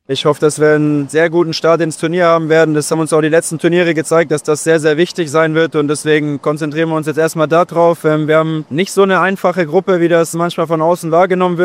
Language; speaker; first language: German; native; German